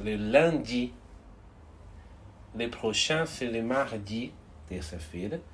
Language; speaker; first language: French; non-native, fluent; Portuguese